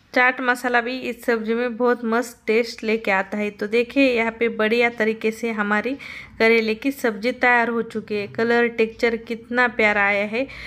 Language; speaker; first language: Hindi; non-native, local second language; Marathi